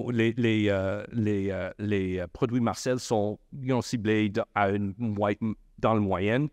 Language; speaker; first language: French; non-native, local second language; English